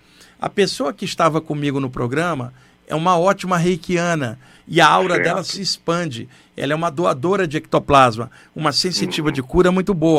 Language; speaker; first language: Portuguese; native; Portuguese